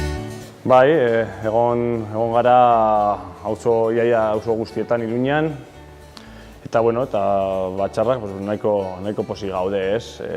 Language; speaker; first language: Basque; non-native, local second language; Spanish